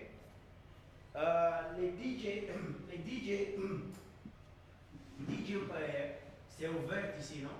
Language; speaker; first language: French; non-native, learner; Portuguese